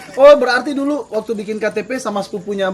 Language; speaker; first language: Indonesian; native; Indonesian